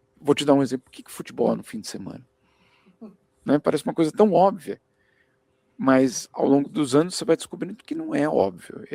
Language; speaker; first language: Portuguese; early bilingual, other home language; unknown